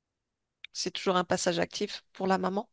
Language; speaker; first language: French; native; French